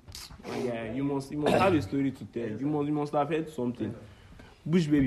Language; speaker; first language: English; non-native, local second language; Yoruba